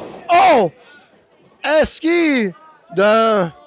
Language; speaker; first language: French; native; French